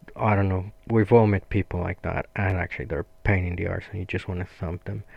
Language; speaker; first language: English; non-native, fluent; Spanish